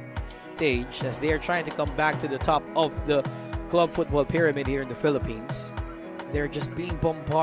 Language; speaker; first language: English; non-native, local second language; Filipino